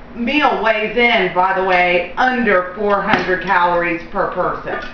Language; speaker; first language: English; native; English